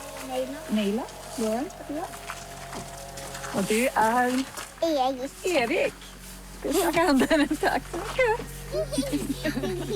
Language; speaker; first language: Swedish; non-native, learner; English